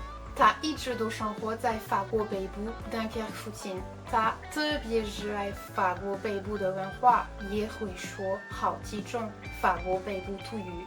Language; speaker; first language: Chinese; non-native, fluent; French